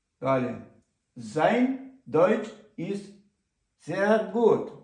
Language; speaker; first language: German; non-native, learner; Ukrainian